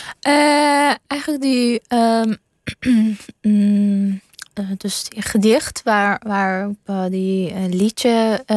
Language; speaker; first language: Dutch; non-native, fluent; Persian